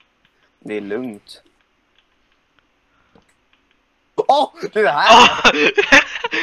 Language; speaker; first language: Swedish; native; Swedish